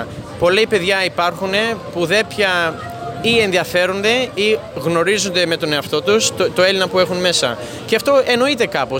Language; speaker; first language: Greek; early bilingual, heritage; Greek